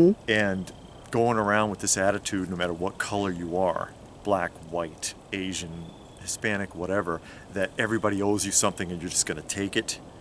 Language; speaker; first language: English; native; English